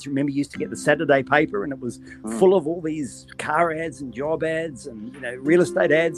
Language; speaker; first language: English; native; English